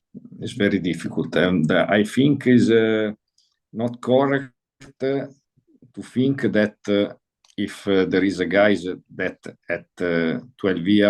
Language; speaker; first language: English; non-native, learner; Italian